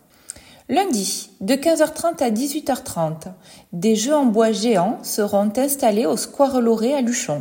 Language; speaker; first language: French; native; French